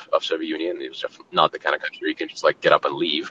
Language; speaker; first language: English; non-native, fluent; Ukrainian